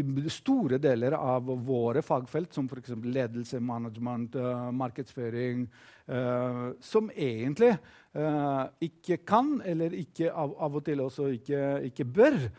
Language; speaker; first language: Norwegian; non-native, fluent; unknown